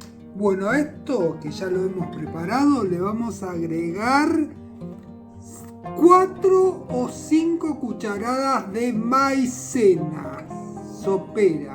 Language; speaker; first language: Spanish; native; Spanish